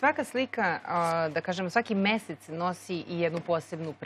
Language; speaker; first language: Serbian; native; Serbian